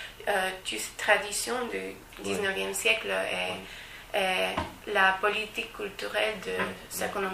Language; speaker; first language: French; non-native, learner; Spanish